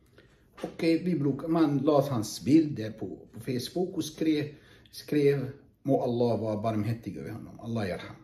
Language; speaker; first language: Swedish; non-native, fluent; Arabic